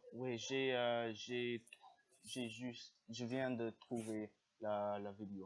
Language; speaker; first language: French; non-native, learner; English